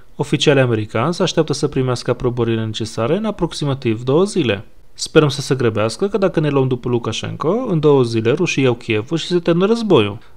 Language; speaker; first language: Romanian; non-native, fluent; Hebrew